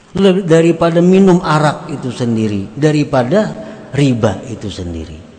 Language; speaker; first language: Indonesian; non-native, local second language; Banjar